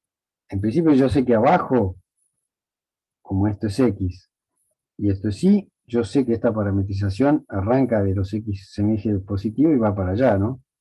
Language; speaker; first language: Spanish; native; Spanish